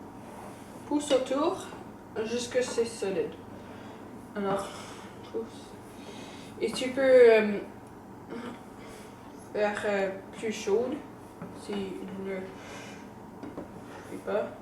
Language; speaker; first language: French; non-native, learner; English